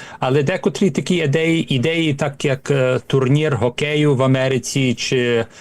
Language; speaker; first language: Ukrainian; early bilingual, heritage; Ukrainian